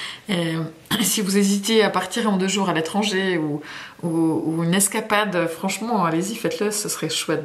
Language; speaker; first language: French; native; French